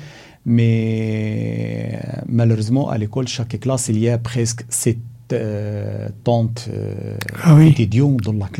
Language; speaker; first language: French; non-native, fluent; Arabic